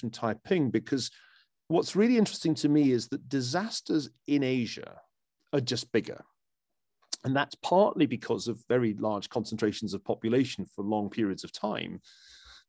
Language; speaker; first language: English; native; English